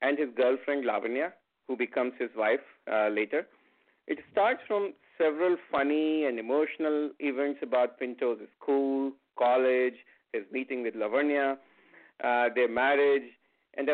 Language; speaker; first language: English; non-native, local second language; Hindi